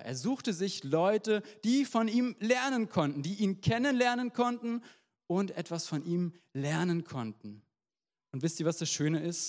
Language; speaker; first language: German; native; German